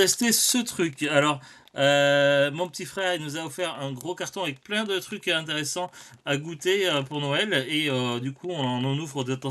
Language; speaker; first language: French; native; French